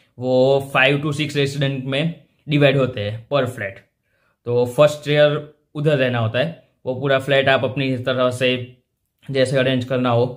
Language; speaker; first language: Hindi; non-native, local second language; Gujarati